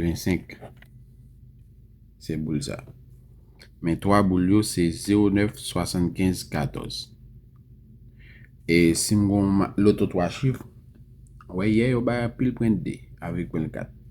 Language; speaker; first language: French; non-native, learner; Haitian Creole